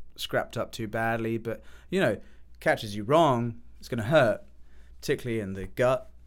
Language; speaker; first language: English; native; English